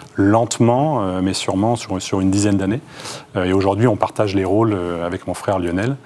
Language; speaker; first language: French; native; French